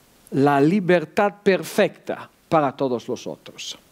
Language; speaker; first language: Spanish; non-native, fluent; Italian